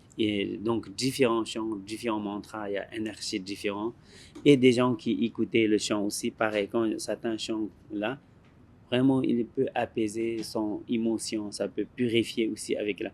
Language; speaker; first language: French; non-native, learner; Tibetan